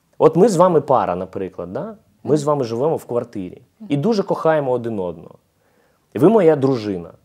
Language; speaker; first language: Ukrainian; non-native, local second language; Russian